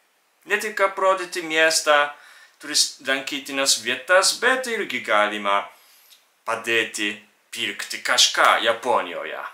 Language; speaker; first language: Lithuanian; non-native, fluent; Japanese